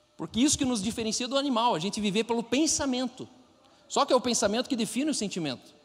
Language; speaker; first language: Portuguese; non-native, fluent; German